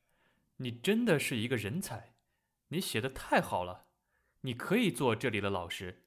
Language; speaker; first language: Chinese; non-native, learner; English